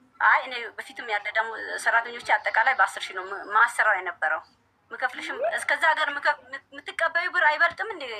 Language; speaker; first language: Amharic; native; Amharic